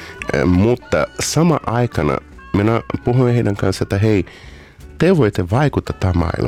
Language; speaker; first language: Finnish; non-native, learner; Portuguese